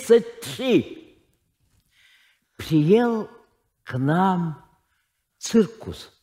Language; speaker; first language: Czech; non-native, fluent; Russian